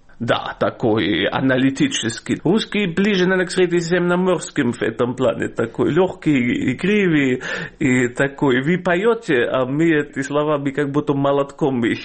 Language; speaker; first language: Russian; non-native, fluent; German